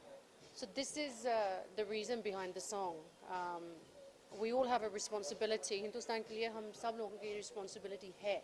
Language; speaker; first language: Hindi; early bilingual, heritage; English